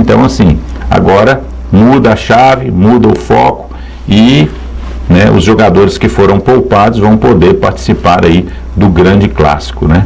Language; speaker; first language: Portuguese; native; Portuguese